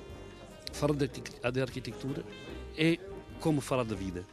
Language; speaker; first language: Portuguese; non-native, fluent; French